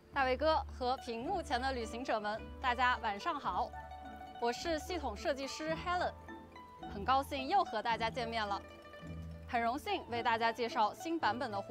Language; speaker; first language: Chinese; native; Chinese